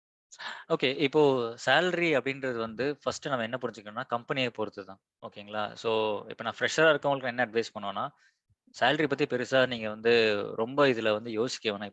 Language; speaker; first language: Tamil; native; Tamil